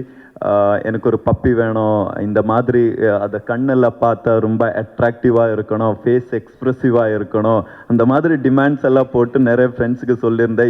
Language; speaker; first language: Tamil; non-native, learner; Kannada